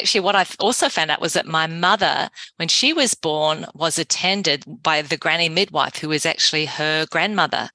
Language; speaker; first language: English; native; English